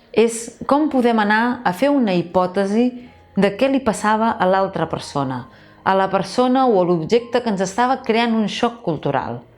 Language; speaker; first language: Catalan; native; Catalan